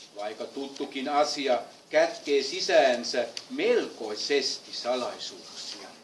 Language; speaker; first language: Finnish; non-native, fluent; German